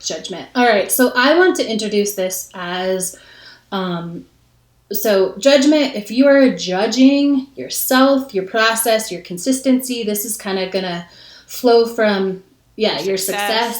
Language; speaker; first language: English; native; English